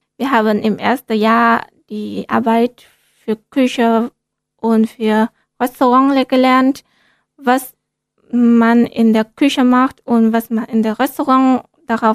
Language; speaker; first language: German; non-native, learner; Vietnamese